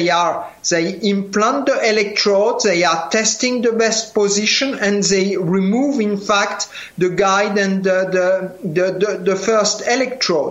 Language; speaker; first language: English; non-native, fluent; French